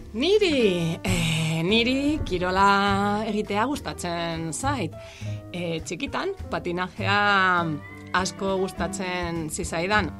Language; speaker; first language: Basque; non-native, local second language; Spanish